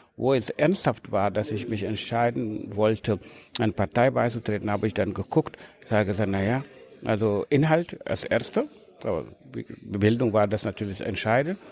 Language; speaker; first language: German; non-native, fluent; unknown